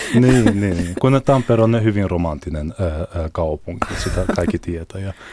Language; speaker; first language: Finnish; non-native, fluent; Hungarian